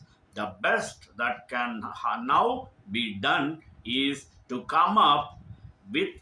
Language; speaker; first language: English; non-native, local second language; Telugu